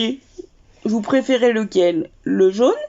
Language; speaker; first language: French; native; French